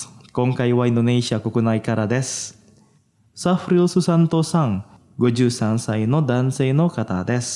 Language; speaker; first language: Japanese; non-native, fluent; Indonesian